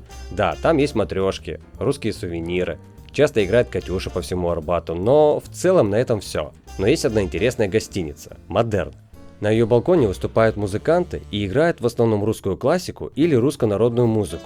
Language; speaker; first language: Russian; native; Russian